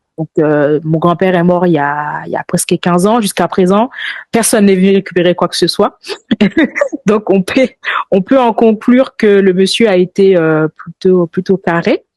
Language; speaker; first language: French; early bilingual, other home language; Haitian Creole